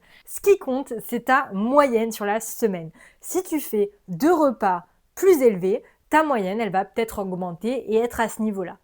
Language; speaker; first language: French; native; French